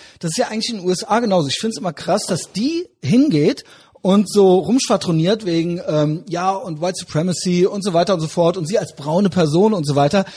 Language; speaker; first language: German; native; German